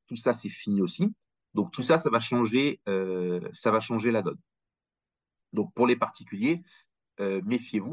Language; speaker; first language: French; native; French